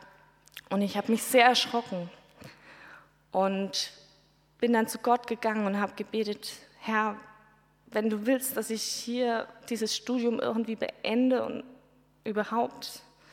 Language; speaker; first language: German; native; German